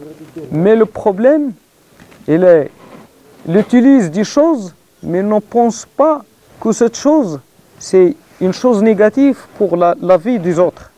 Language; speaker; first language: French; non-native, learner; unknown